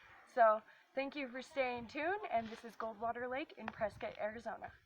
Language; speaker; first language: English; native; English